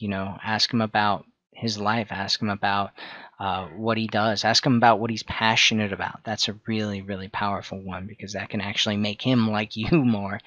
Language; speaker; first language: English; native; English